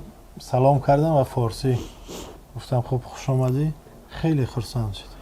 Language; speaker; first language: Persian; native; Persian